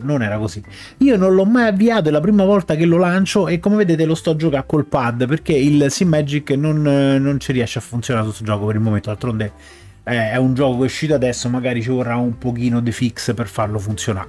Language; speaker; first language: Italian; native; Italian